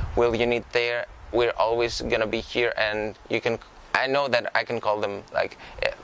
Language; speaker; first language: English; non-native, fluent; Greek